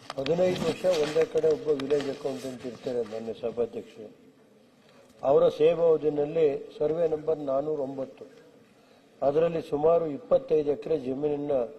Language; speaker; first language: Kannada; native; Kannada